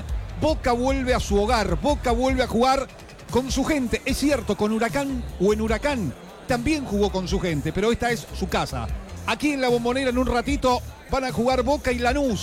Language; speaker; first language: Spanish; native; Spanish